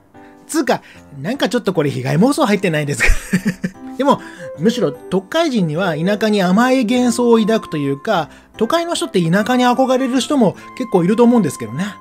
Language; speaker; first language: Japanese; native; Japanese